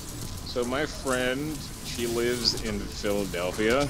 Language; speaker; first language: English; native; English